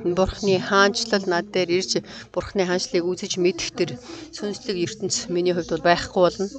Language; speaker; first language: Mongolian; non-native, fluent; Korean